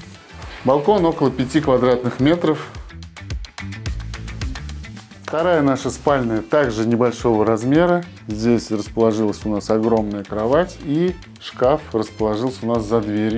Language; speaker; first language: Russian; native; Russian